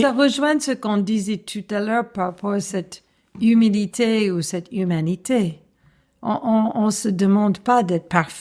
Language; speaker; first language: French; non-native, fluent; English